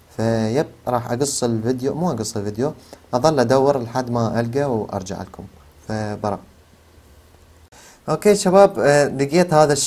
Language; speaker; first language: Arabic; native; Arabic